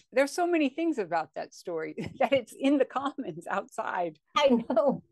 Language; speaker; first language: English; native; English